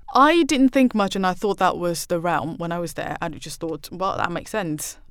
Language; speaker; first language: English; non-native, fluent; Chinese